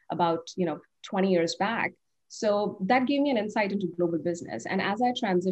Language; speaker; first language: English; non-native, local second language; Hindi